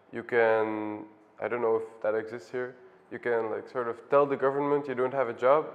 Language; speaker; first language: English; non-native, fluent; Dutch